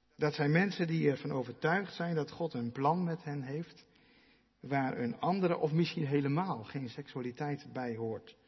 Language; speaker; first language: Dutch; non-native, local second language; Western Frisian